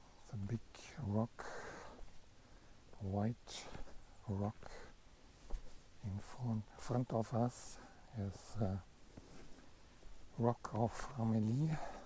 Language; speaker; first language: English; non-native, fluent; German